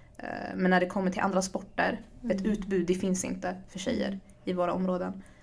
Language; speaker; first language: Swedish; early bilingual, other home language; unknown